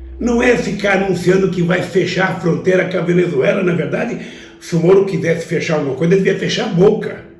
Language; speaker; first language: Portuguese; native; Portuguese